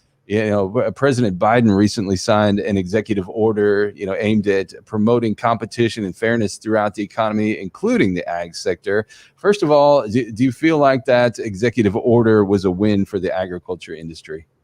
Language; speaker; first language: English; native; English